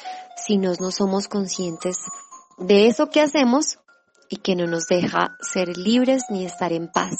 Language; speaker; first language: Spanish; native; Spanish